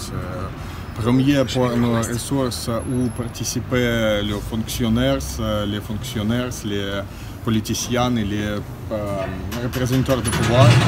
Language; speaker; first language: French; non-native, learner; Russian